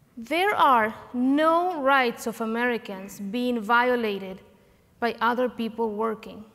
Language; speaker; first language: English; non-native, fluent; Spanish